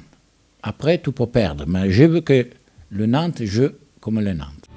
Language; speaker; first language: French; non-native, learner; Italian